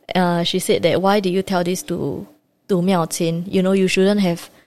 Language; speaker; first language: English; native; English